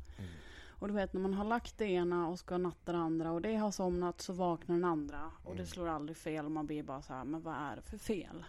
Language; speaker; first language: Swedish; native; Swedish